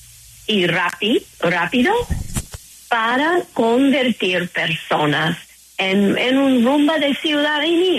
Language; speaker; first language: Spanish; non-native, fluent; English